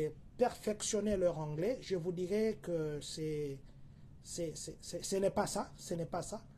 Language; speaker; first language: French; non-native, local second language; Lingala